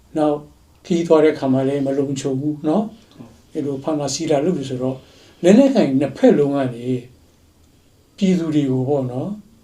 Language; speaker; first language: Burmese; native; Burmese